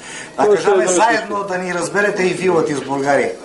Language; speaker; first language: Bulgarian; early bilingual, heritage; Bulgarian